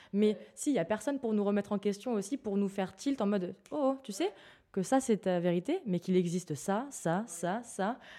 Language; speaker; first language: French; native; French